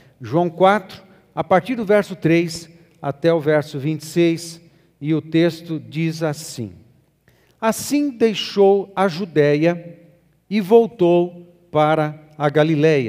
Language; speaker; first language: Portuguese; native; Portuguese